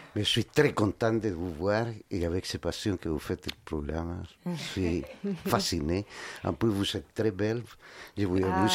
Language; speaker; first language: French; non-native, learner; Spanish